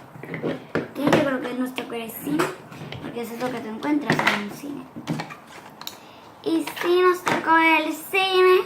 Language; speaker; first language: Spanish; early bilingual, heritage; Spanish